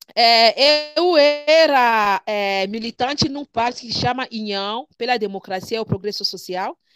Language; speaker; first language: Portuguese; non-native, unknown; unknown